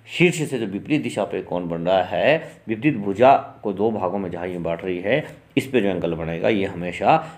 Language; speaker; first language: Hindi; native; Hindi